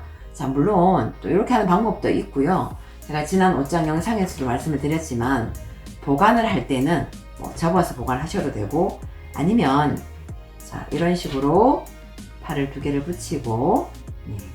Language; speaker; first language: Korean; native; Korean